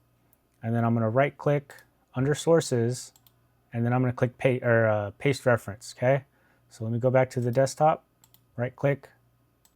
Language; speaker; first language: English; native; English